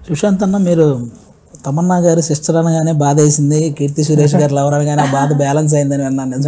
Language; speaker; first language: Telugu; native; Telugu